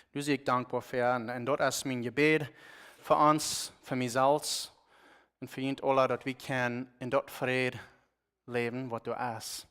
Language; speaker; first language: German; non-native, learner; Plautdietsch